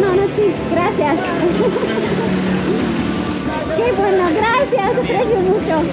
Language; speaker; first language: Spanish; non-native, learner; English